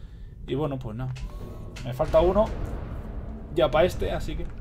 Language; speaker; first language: Spanish; native; Spanish